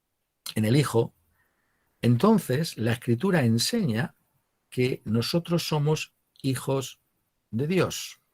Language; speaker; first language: Spanish; native; Spanish